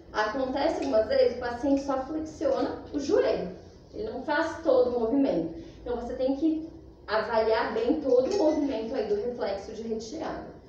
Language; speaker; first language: Portuguese; native; Portuguese